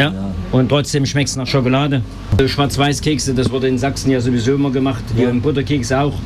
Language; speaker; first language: German; native; German